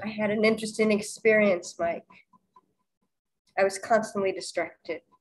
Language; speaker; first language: English; native; English